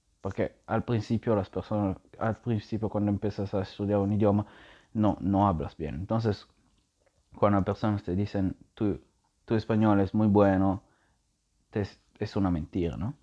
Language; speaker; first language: Spanish; non-native, learner; Italian